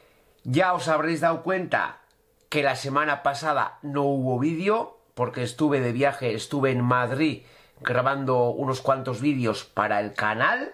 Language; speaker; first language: Spanish; native; Spanish